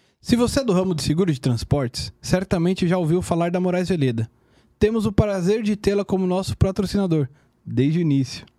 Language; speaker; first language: Portuguese; native; Portuguese